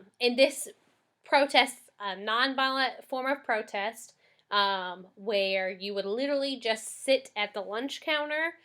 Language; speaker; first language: English; native; English